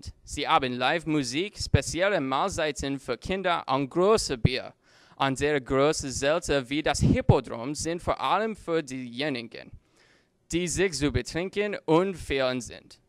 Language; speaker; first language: German; non-native, learner; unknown